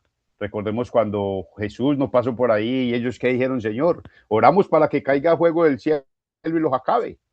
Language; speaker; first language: Spanish; native; Spanish